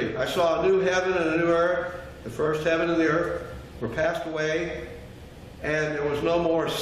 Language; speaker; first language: English; native; English